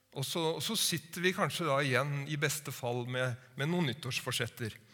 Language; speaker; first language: Norwegian; native; Norwegian